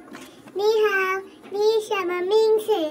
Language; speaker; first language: Chinese; non-native, learner; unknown